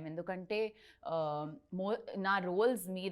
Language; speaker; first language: Telugu; non-native, learner; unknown